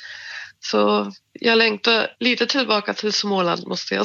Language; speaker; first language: Swedish; non-native, fluent; German